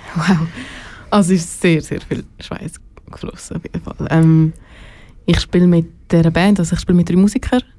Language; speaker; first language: German; native; German